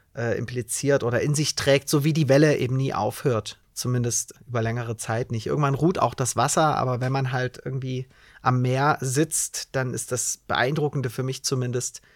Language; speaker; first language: German; native; German